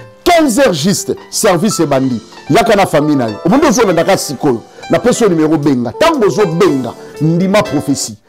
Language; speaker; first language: French; non-native, local second language; Lingala